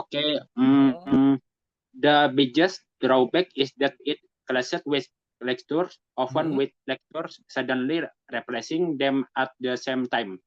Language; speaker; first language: English; non-native, learner; Indonesian